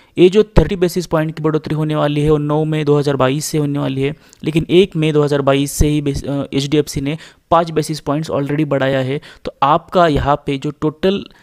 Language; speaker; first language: Hindi; non-native, local second language; Marathi